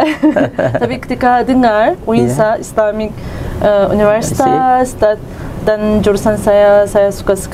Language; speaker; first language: Indonesian; non-native, learner; Turkish